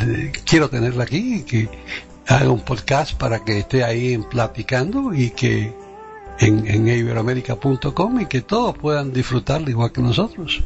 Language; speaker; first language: Spanish; native; Spanish